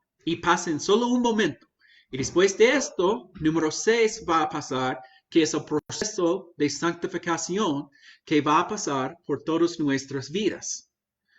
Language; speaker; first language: Spanish; non-native, fluent; English